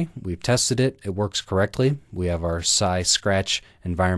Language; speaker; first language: English; native; English